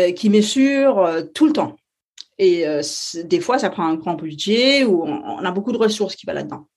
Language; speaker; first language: French; non-native, fluent; Danish